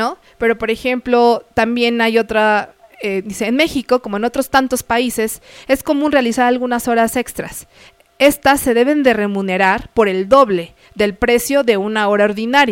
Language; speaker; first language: Spanish; native; Spanish